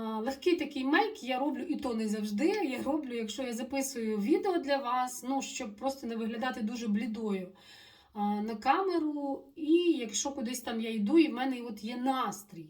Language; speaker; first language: Ukrainian; non-native, local second language; Russian